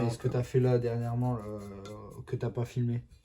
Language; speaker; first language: French; native; French